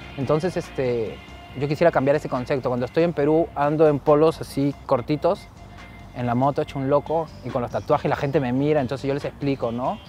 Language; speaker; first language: Spanish; native; Spanish